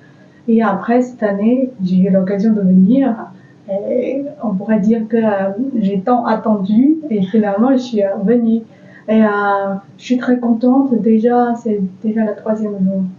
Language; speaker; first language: French; non-native, fluent; Chinese